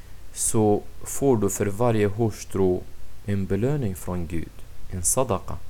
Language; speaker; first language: Swedish; non-native, fluent; Arabic